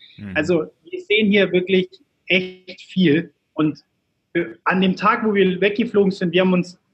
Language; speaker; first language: German; early bilingual, other home language; Turkish